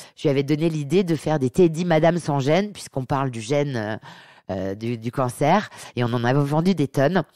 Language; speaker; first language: French; native; French